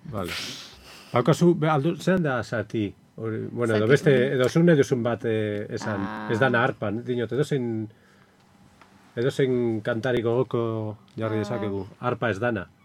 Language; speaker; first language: Basque; native; Basque